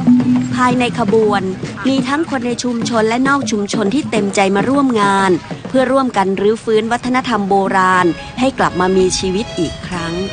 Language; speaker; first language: Thai; native; Thai